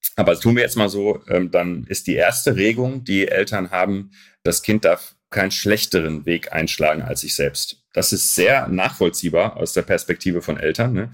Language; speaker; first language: German; early bilingual, other home language; Arabic